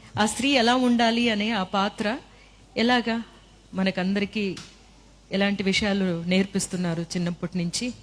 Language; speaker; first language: Telugu; native; Telugu